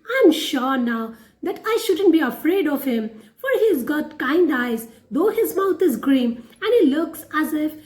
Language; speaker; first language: English; non-native, local second language; Hindi